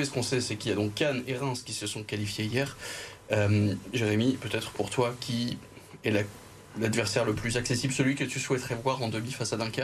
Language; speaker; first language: French; native; French